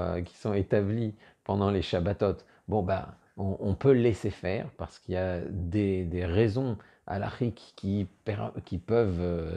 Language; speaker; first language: French; native; French